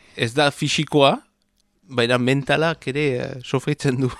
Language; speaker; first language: Basque; native; Basque